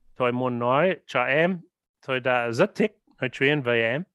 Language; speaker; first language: Vietnamese; non-native, learner; English